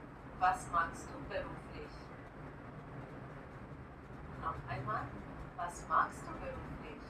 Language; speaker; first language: German; non-native, fluent; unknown